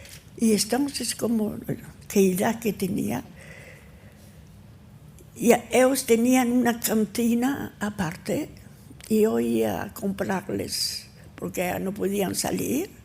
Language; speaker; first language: Spanish; early bilingual, heritage; Ladino